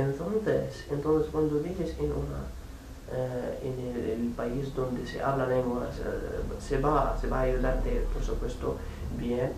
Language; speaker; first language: Spanish; non-native, learner; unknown